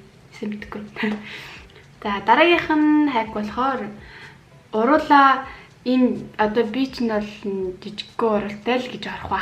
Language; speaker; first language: Mongolian; native; Mongolian